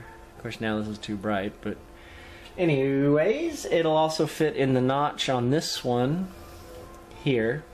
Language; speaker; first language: English; native; English